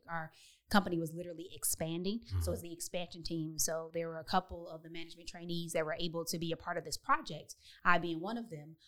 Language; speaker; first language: English; native; English